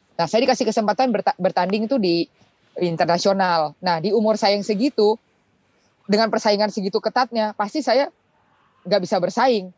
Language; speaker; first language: Indonesian; native; Indonesian